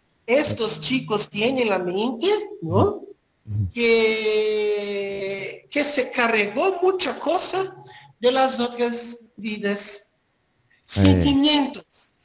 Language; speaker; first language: Portuguese; non-native, fluent; Spanish